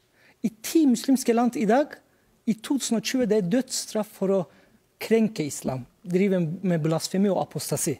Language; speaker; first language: Norwegian; non-native, fluent; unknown